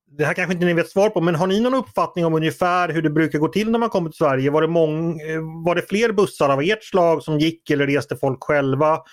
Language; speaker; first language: Swedish; native; Swedish